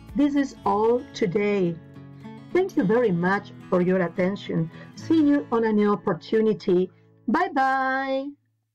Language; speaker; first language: English; non-native, fluent; Spanish